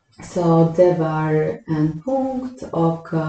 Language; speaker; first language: Swedish; non-native, fluent; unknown